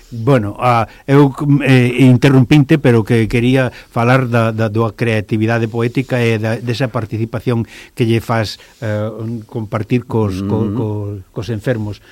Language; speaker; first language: Galician; native; Galician